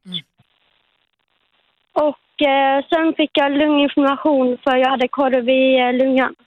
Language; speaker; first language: Swedish; native; Swedish